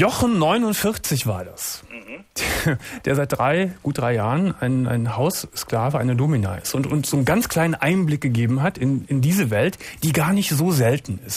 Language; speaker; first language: German; native; German